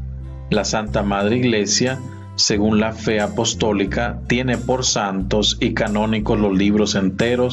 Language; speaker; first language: Spanish; native; Spanish